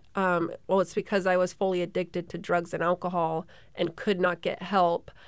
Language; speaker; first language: English; native; English